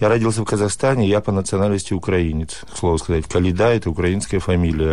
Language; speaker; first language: Russian; native; Russian